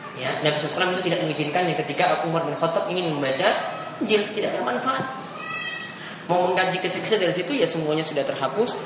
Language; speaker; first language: Indonesian; native; Indonesian